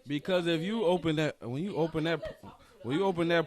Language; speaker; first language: English; native; English